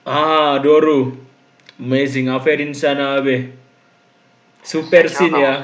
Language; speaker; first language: Turkish; non-native, learner; Indonesian